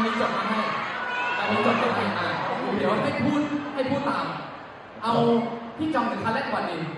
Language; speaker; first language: Thai; native; Thai